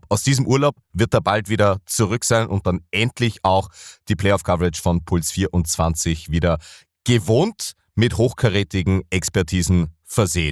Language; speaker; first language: German; native; German